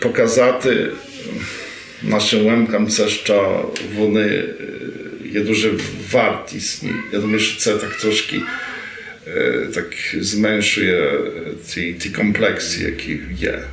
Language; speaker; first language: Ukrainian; early bilingual, heritage; Rusyn